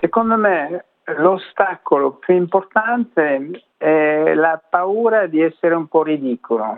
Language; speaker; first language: Italian; non-native, fluent; French